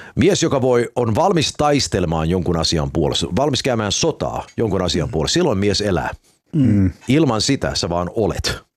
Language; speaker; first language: Finnish; non-native, fluent; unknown